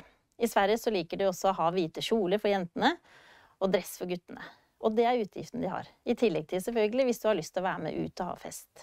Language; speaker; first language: Norwegian; native; Norwegian